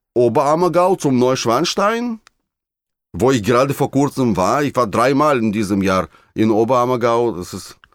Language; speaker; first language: German; non-native, fluent; Russian